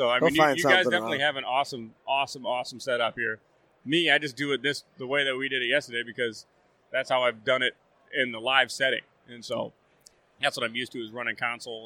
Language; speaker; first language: English; native; English